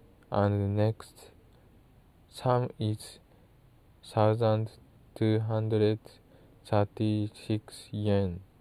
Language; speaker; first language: English; non-native, learner; Japanese